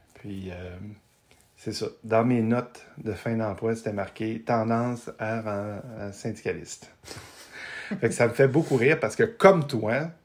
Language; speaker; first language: French; native; French